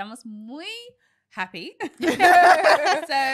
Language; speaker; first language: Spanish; non-native, learner; English